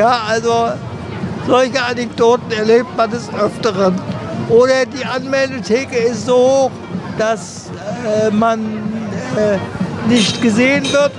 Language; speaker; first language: German; native; German